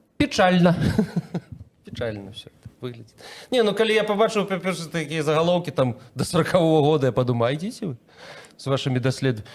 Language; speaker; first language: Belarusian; non-native, local second language; Russian